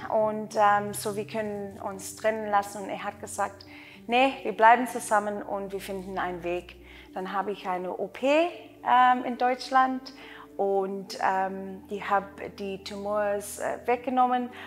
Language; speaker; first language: German; non-native, learner; Afrikaans